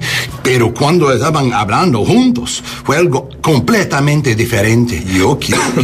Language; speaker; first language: Spanish; non-native, learner; English